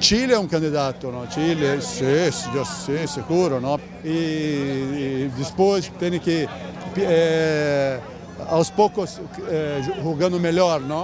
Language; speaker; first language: Spanish; non-native, learner; Portuguese